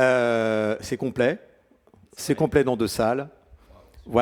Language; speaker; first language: French; native; French